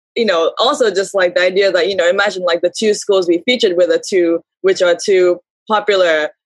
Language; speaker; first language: English; early bilingual, heritage; Japanese